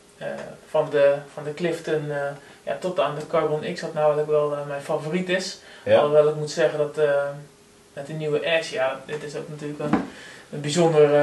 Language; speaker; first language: Dutch; native; Dutch